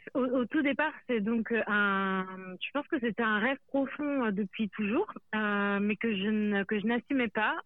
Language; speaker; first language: French; native; French